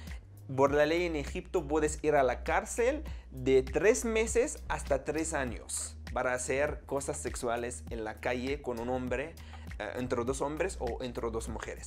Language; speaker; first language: Spanish; non-native, fluent; Arabic